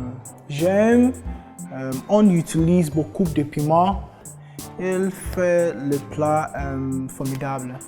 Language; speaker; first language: French; non-native, learner; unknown